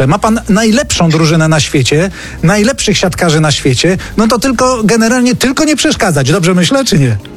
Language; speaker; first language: Polish; native; Polish